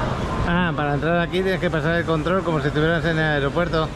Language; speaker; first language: Spanish; native; Spanish